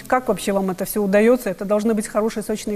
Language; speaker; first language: Russian; native; Russian